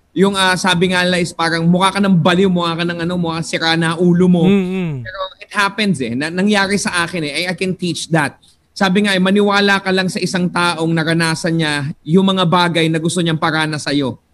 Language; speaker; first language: Filipino; native; Filipino